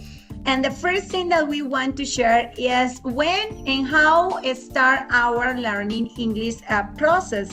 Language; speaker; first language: English; non-native, fluent; Spanish